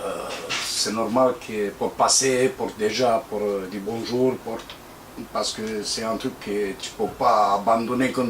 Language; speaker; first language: French; non-native, learner; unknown